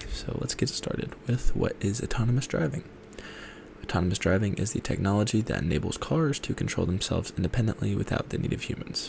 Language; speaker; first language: English; native; English